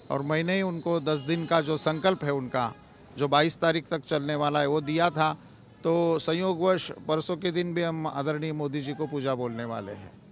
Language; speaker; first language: Hindi; non-native, local second language; Marathi